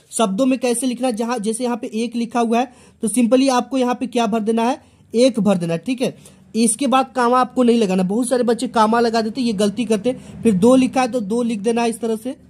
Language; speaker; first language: Hindi; native; Hindi